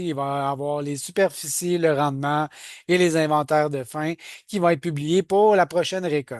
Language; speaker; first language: French; native; French